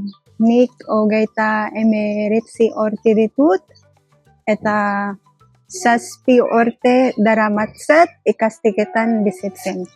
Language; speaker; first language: Basque; non-native, learner; Cebuano